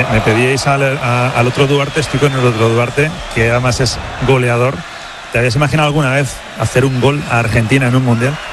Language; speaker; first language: Spanish; native; Spanish